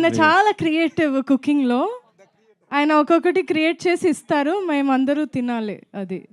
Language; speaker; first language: Telugu; non-native, fluent; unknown